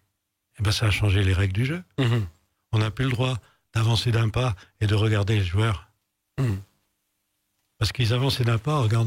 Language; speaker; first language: French; native; French